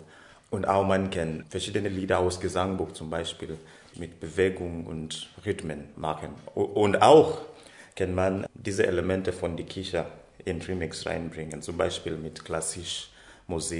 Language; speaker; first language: German; non-native, learner; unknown